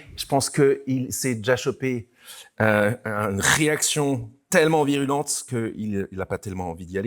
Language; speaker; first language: French; native; French